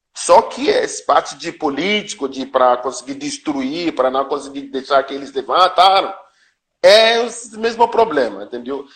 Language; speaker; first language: Portuguese; non-native, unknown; Yoruba